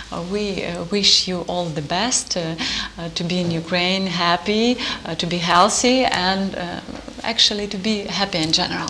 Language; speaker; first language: English; non-native, learner; Ukrainian